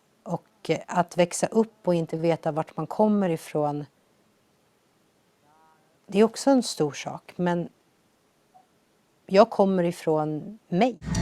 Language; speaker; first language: Swedish; early bilingual, other home language; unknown